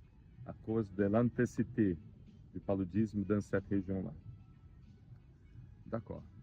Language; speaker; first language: French; non-native, learner; Portuguese